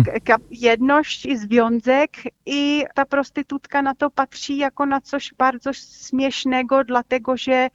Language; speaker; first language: Polish; non-native, fluent; Czech